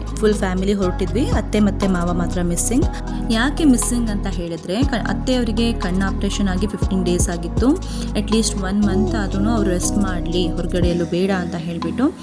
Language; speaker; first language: Kannada; native; Kannada